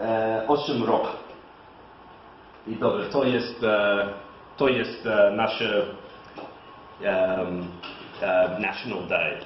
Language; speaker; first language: Polish; non-native, learner; English